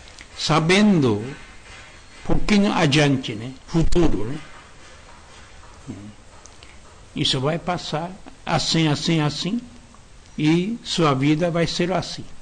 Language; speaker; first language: Portuguese; non-native, learner; Japanese